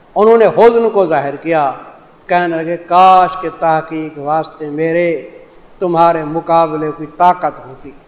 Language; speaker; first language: Urdu; non-native, local second language; Saraiki